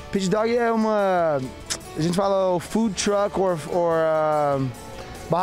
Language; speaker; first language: Portuguese; non-native, fluent; English